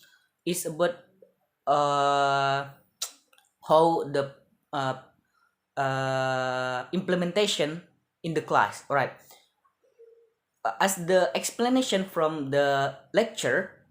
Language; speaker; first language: English; non-native, learner; Indonesian